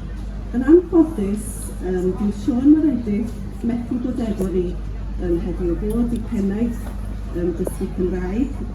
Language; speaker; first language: Welsh; native; Welsh